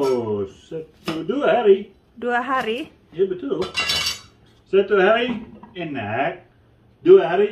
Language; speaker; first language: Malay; non-native, learner; English